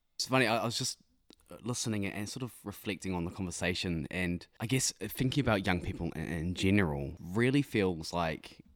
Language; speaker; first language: English; native; English